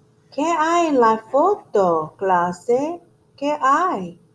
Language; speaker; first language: Spanish; non-native, fluent; English